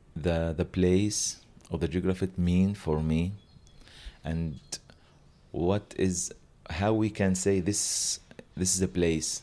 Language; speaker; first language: English; non-native, learner; Arabic